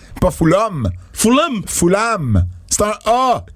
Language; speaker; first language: French; native; French